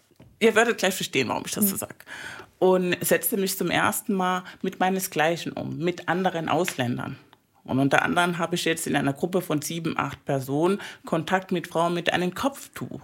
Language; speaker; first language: German; non-native, fluent; Spanish